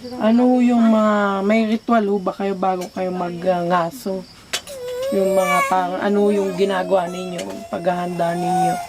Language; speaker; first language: Filipino; native; Filipino